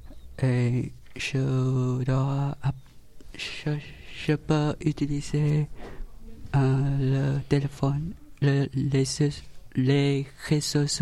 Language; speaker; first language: French; non-native, learner; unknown